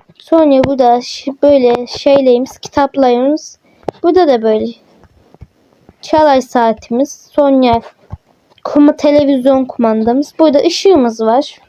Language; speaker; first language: Turkish; native; Turkish